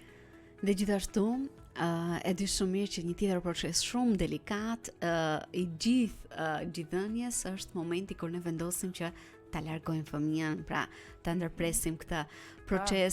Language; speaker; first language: Albanian; native; Albanian